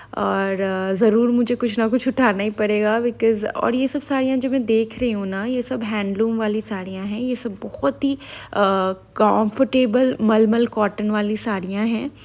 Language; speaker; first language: Hindi; native; Hindi